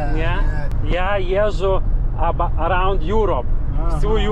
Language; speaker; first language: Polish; non-native, learner; Lithuanian